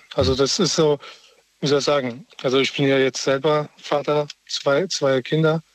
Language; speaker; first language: German; native; German